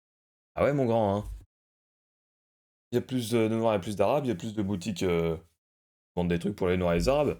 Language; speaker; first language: French; native; French